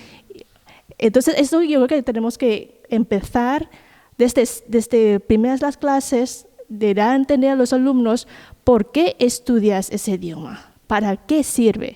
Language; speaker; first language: Spanish; non-native, fluent; Thai